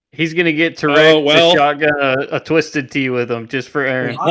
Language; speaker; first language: English; native; English